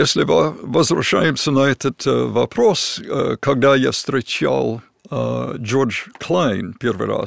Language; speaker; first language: Russian; non-native, fluent; English